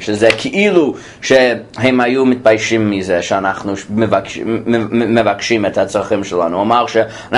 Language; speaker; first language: Hebrew; non-native, fluent; English